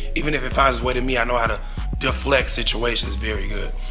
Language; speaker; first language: English; native; English